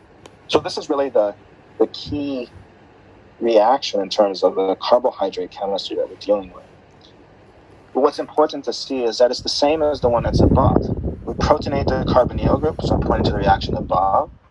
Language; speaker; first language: English; native; English